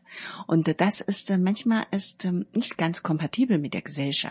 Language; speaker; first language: German; non-native, learner; Chinese